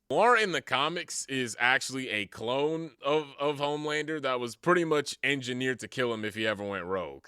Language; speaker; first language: English; native; English